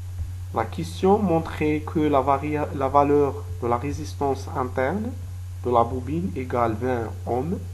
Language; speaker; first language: French; non-native, local second language; Arabic